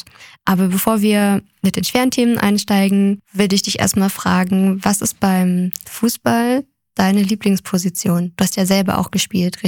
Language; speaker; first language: German; native; German